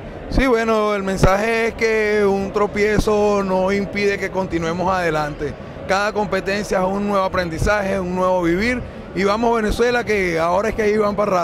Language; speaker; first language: Spanish; native; Spanish